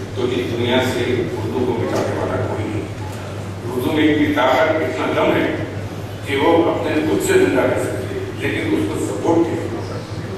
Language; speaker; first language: Urdu; native; Urdu